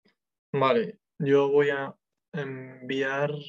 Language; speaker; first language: Spanish; non-native, learner; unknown